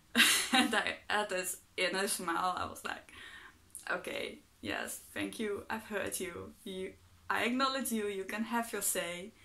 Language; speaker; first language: English; non-native, fluent; Dutch